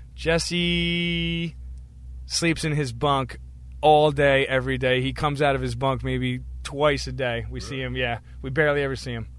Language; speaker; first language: English; native; English